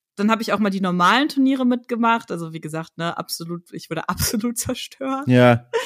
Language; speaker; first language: German; native; German